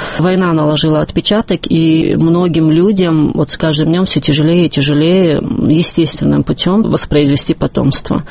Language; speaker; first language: Russian; non-native, local second language; Chechen